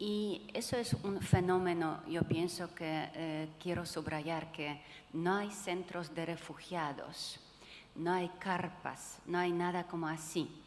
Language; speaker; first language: Spanish; non-native, fluent; Polish